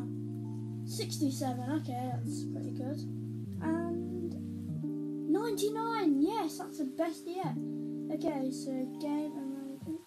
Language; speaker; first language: English; native; English